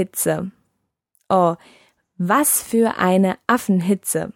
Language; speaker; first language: German; native; German